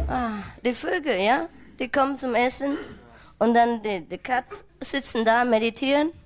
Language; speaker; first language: German; non-native, fluent; Vietnamese